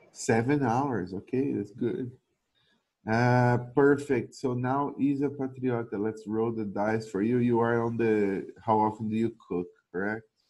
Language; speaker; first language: English; non-native, fluent; Portuguese